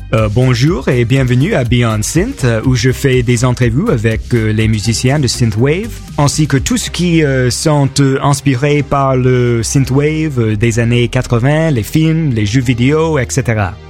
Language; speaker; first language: French; non-native, learner; English